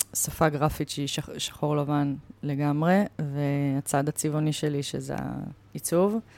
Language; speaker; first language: Hebrew; native; Hebrew